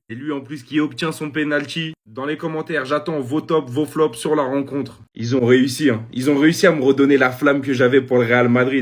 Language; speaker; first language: French; native; French